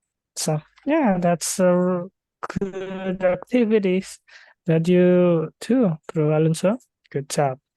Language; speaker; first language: English; non-native, fluent; Indonesian